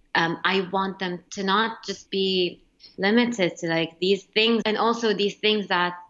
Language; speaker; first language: English; non-native, fluent; Arabic